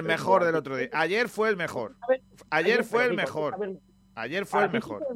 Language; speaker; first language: Spanish; native; Spanish